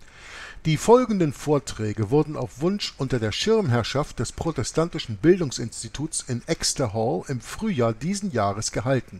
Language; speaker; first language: German; native; German